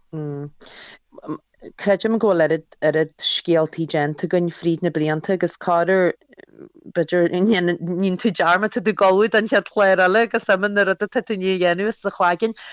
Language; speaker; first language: Irish; early bilingual, other home language; English